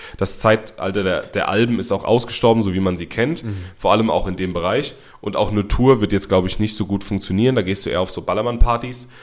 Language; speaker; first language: German; native; German